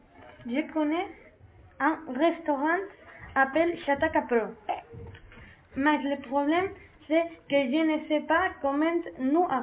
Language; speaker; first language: French; non-native, learner; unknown